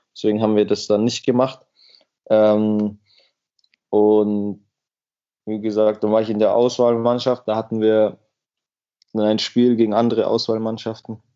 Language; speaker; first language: German; native; German